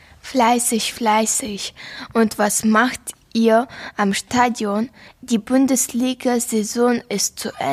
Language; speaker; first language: German; non-native, learner; Ukrainian